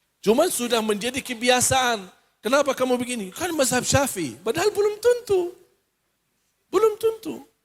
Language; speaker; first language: Malay; non-native, fluent; Arabic